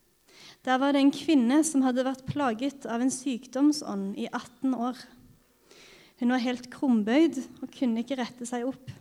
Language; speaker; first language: Norwegian; native; Norwegian